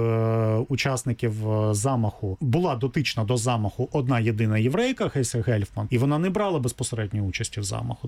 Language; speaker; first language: Ukrainian; native; Ukrainian